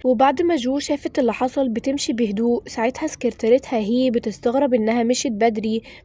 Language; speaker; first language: Arabic; native; Arabic